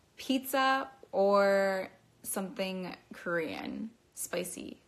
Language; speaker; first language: English; native; English